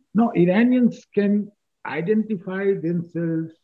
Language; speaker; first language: English; non-native, local second language; Urdu